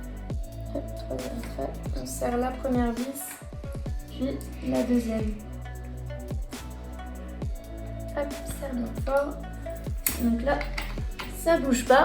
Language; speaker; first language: French; native; French